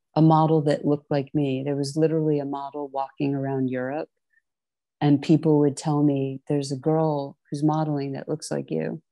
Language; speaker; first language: English; native; English